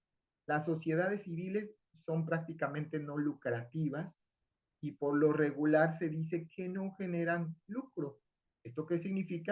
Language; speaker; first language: Spanish; native; Spanish